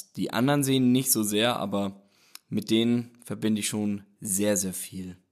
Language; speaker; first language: German; native; German